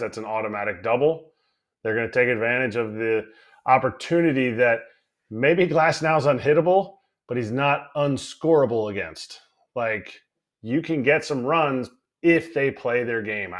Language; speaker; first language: English; native; English